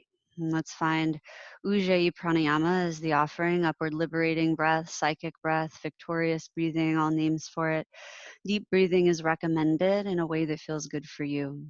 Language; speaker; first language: English; native; English